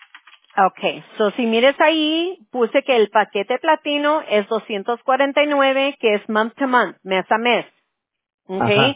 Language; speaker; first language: Spanish; early bilingual, heritage; Spanish